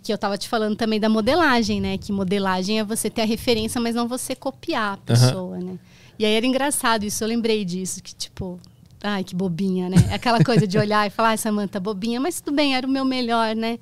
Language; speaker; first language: Portuguese; native; Portuguese